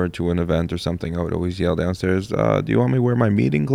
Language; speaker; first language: English; native; English